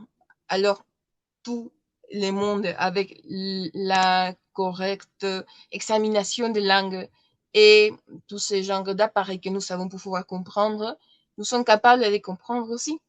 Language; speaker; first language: French; non-native, learner; Spanish